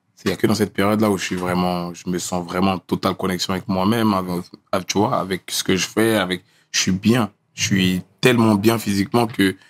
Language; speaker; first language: French; native; French